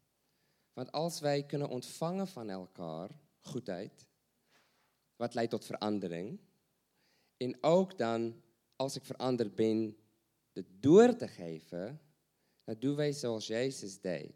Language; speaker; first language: Dutch; non-native, learner; English